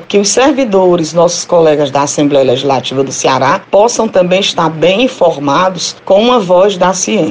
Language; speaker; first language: Portuguese; native; Portuguese